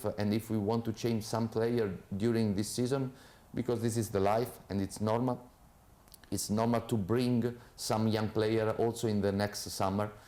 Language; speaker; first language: English; non-native, fluent; Italian